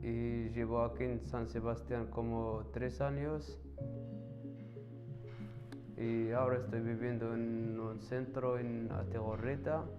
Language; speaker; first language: Spanish; non-native, learner; Arabic